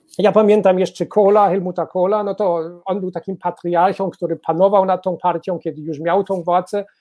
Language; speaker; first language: Polish; non-native, fluent; German